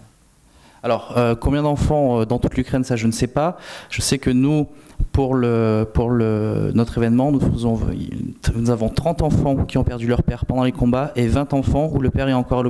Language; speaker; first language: French; native; French